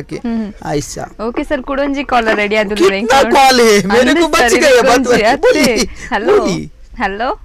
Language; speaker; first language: Hindi; non-native, local second language; Tulu